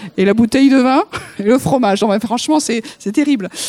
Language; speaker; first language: French; native; French